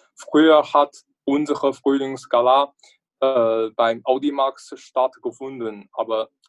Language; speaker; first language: German; non-native, learner; Chinese